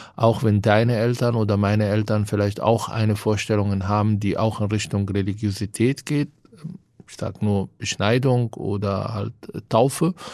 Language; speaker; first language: German; non-native, fluent; Hebrew